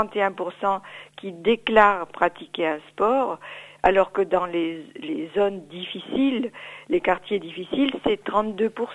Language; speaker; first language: French; native; French